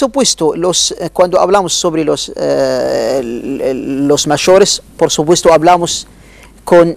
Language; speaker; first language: Spanish; non-native, learner; Arabic